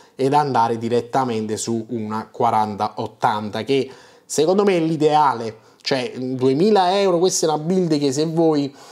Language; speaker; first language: Italian; native; Italian